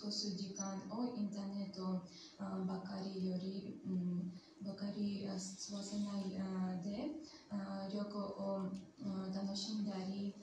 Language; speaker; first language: Japanese; non-native, fluent; Armenian